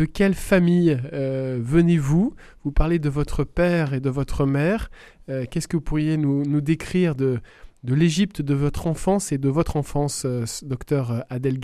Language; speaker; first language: French; native; French